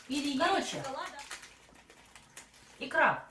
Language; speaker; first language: Russian; native; Russian